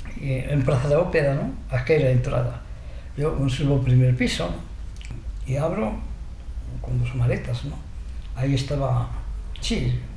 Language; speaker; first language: Spanish; non-native, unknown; Japanese